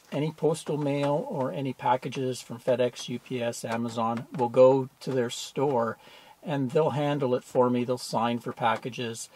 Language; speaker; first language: English; native; English